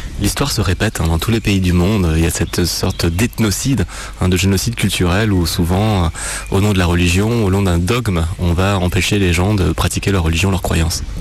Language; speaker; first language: French; native; French